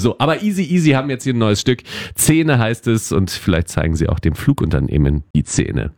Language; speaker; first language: German; native; German